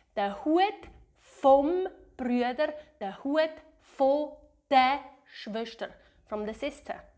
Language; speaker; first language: German; native; German